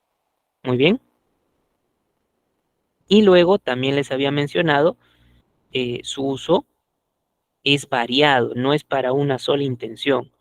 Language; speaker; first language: Spanish; native; Spanish